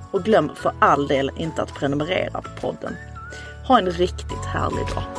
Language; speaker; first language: Swedish; native; Swedish